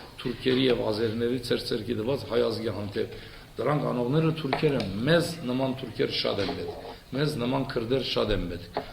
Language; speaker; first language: Armenian; early bilingual, heritage; Armenian